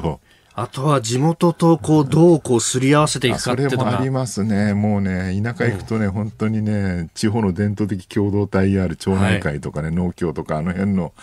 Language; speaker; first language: Japanese; native; Japanese